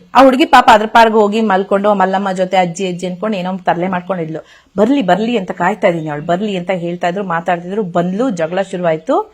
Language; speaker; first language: Kannada; native; Kannada